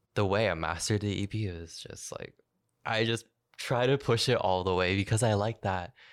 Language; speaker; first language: English; native; English